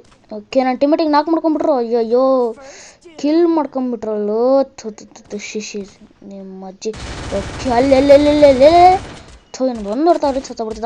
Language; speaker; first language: Kannada; native; Kannada